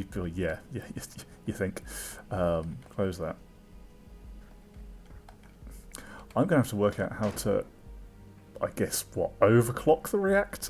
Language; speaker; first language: English; native; English